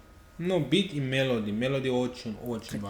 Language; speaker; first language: Russian; non-native, learner; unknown